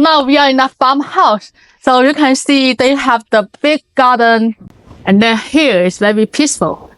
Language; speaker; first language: English; non-native, learner; Chinese